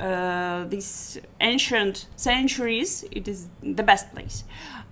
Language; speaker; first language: English; non-native, learner; Ukrainian